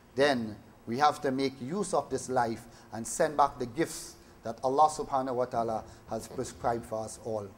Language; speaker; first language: English; native; English